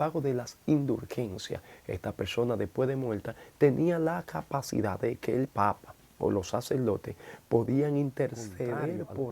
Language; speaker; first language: Spanish; native; Spanish